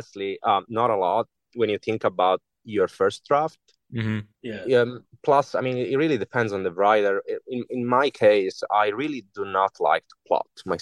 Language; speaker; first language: English; non-native, fluent; Italian